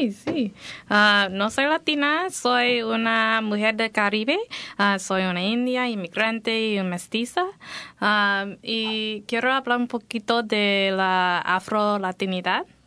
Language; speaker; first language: Spanish; non-native, learner; English